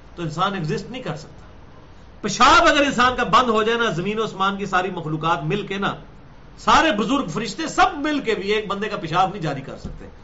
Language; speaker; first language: Urdu; native; Urdu